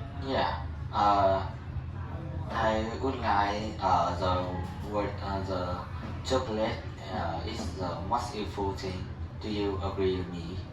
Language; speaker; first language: English; non-native, learner; Vietnamese